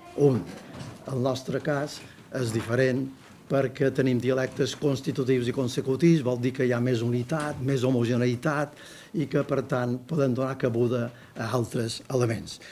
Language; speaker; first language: Catalan; native; Catalan